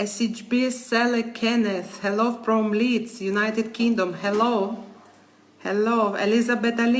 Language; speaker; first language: English; non-native, learner; Ukrainian